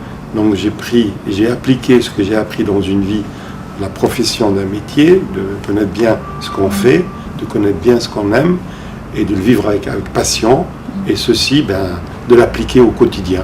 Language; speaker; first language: French; non-native, local second language; Arabic